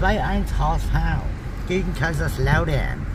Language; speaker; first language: German; native; German